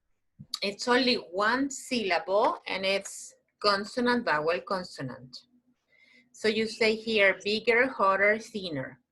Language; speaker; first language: English; non-native, fluent; Spanish